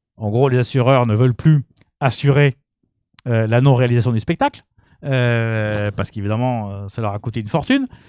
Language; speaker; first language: French; native; French